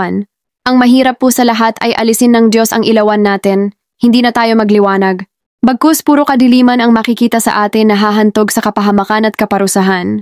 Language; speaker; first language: Filipino; native; Filipino